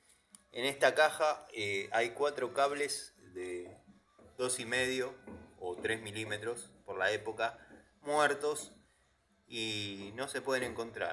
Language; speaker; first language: Spanish; native; Spanish